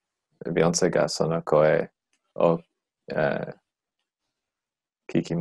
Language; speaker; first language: Japanese; non-native, learner; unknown